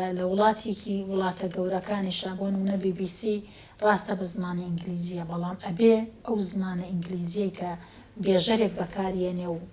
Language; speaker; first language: Central Kurdish; native; Central Kurdish